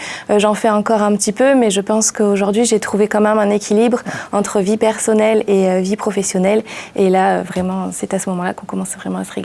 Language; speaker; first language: French; native; French